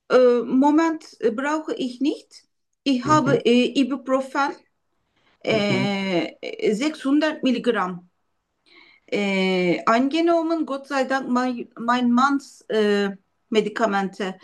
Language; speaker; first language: German; non-native, learner; Turkish